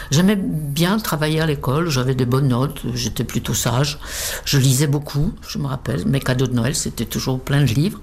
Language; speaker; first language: French; non-native, fluent; Czech